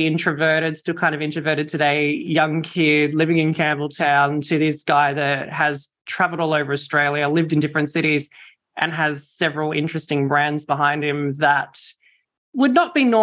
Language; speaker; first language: English; native; English